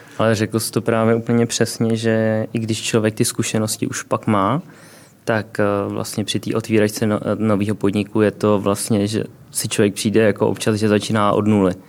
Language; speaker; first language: Czech; early bilingual, other home language; Vietnamese